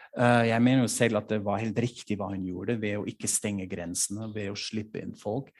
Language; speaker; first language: Norwegian; non-native, fluent; German